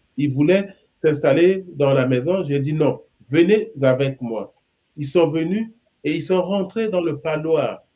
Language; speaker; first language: French; non-native, local second language; Sango